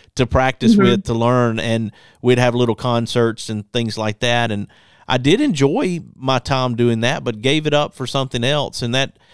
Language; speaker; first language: English; native; English